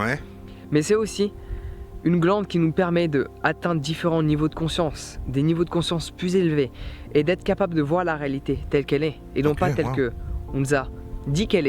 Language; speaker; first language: French; native; French